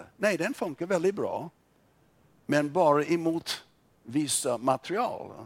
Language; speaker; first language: Swedish; non-native, fluent; English